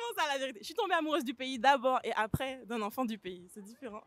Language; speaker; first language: French; native; French